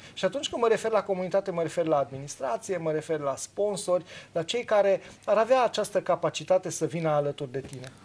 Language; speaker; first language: Romanian; native; Romanian